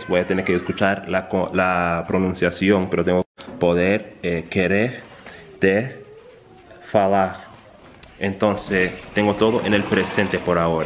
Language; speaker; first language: Spanish; early bilingual, heritage; Spanish